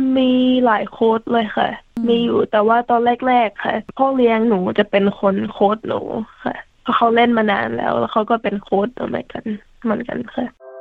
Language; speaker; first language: Thai; early bilingual, heritage; Thai